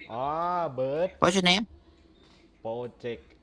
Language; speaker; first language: English; non-native, learner; Thai